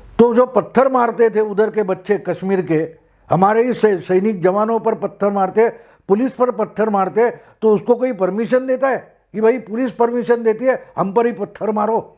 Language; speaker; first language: Hindi; non-native, local second language; Marathi